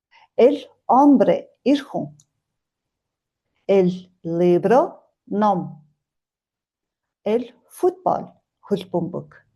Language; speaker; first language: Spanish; non-native, fluent; Mongolian